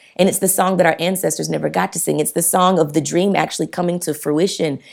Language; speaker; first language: English; native; English